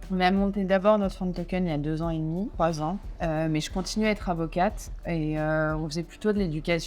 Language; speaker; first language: French; native; French